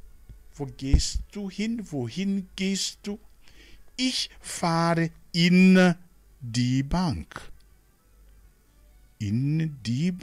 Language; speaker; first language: German; non-native, learner; Rundi